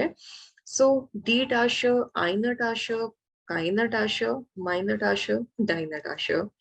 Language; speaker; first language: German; non-native, fluent; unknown